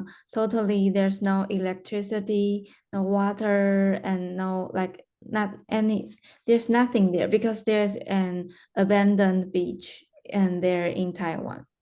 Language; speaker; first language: English; non-native, fluent; Chinese